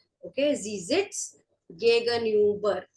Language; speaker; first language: German; non-native, fluent; Hindi